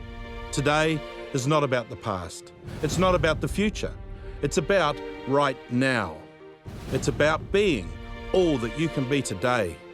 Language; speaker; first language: English; native; English